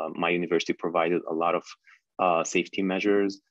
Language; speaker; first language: English; non-native, fluent; Arabic